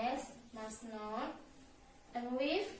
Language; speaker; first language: English; non-native, learner; Indonesian